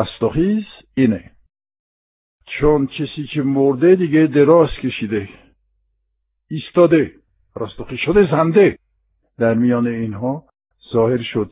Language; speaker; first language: Persian; non-native, fluent; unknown